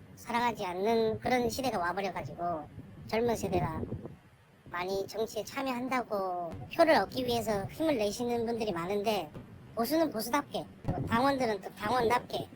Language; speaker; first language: Korean; native; Korean